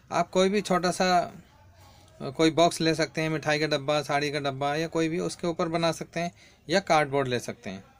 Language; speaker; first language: Hindi; native; Hindi